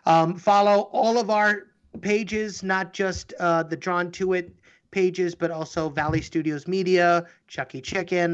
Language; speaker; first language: English; native; English